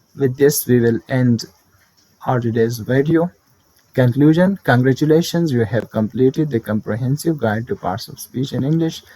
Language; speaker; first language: English; non-native, local second language; Urdu